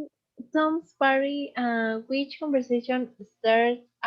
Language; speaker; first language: English; non-native, learner; Spanish